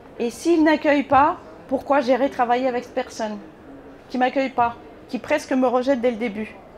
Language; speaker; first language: French; non-native, fluent; Bulgarian